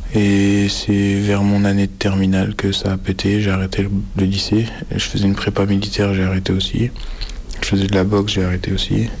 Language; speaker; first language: French; native; French